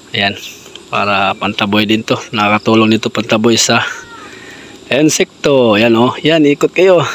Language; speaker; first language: Filipino; non-native, local second language; Cebuano